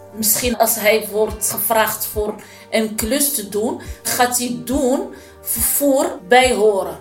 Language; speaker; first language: Dutch; non-native, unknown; Arabic